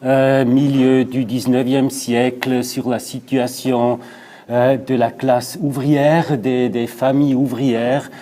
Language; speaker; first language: French; non-native, local second language; German